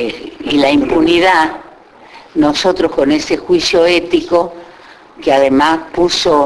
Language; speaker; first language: Spanish; native; Spanish